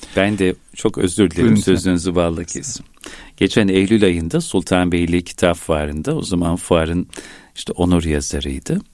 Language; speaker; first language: Turkish; native; Turkish